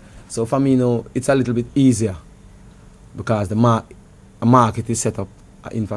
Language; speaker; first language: English; non-native, local second language; Jamaican Creole English